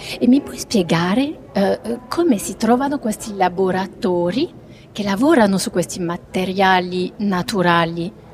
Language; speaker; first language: Italian; non-native, fluent; French